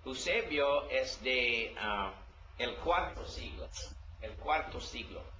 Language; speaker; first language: Spanish; non-native, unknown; English